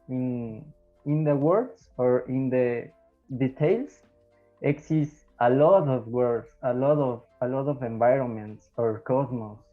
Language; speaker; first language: English; non-native, learner; Spanish